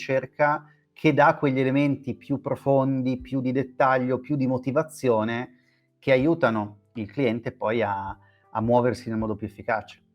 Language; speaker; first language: Italian; native; Italian